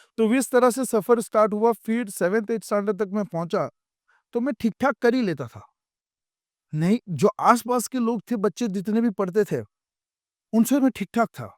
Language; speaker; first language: Hindi; non-native, local second language; Gujarati